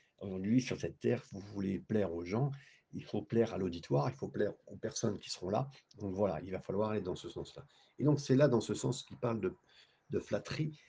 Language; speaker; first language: French; native; French